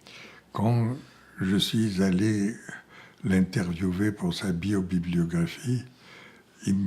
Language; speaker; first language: French; non-native, fluent; Bulgarian